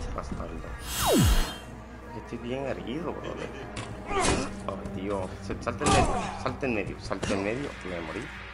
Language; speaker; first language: Spanish; native; Spanish